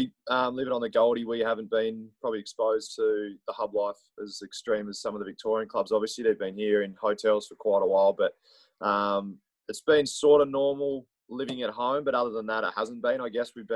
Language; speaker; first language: English; native; English